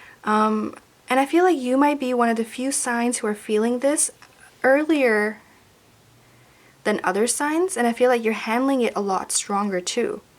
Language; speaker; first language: English; native; English